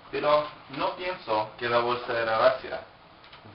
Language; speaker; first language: Spanish; non-native, learner; English